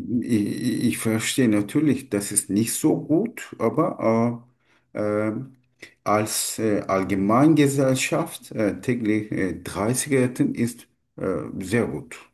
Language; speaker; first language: German; non-native, learner; Turkish